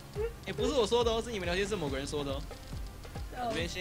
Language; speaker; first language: Chinese; native; Chinese